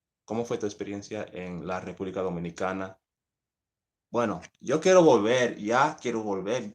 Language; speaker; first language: Spanish; early bilingual, heritage; English